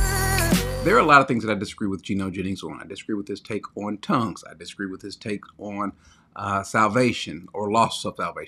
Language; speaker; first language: English; native; English